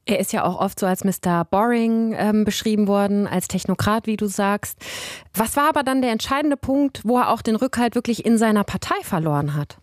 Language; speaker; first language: German; native; German